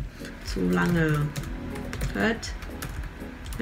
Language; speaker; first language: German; non-native, fluent; Vietnamese